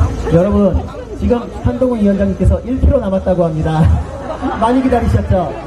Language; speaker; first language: Korean; native; Korean